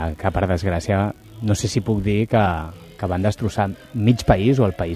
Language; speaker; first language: Catalan; native; Catalan